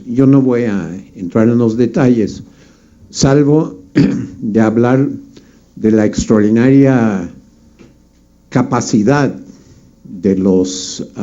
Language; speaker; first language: Spanish; non-native, fluent; English